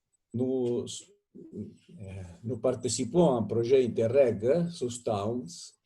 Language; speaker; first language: French; non-native, fluent; Italian